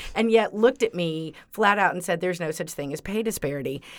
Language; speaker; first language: English; native; English